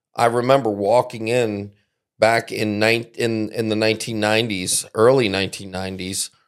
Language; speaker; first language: English; native; English